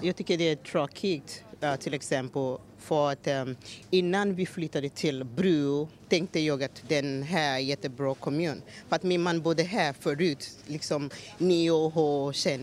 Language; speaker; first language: Swedish; non-native, learner; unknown